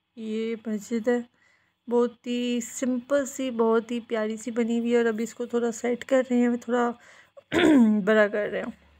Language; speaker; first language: Urdu; native; Urdu